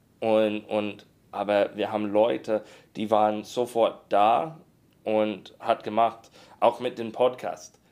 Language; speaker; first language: German; non-native, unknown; English